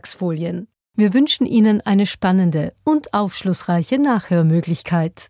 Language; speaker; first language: German; native; German